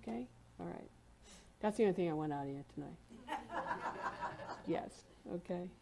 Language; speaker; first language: English; native; English